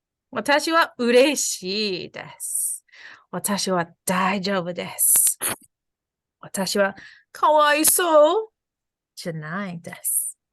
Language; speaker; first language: Japanese; non-native, fluent; English